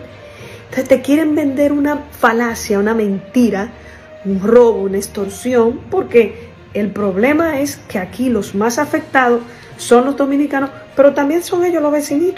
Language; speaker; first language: Spanish; native; Spanish